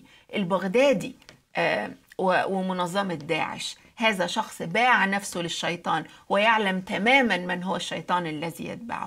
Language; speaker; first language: Arabic; native; Arabic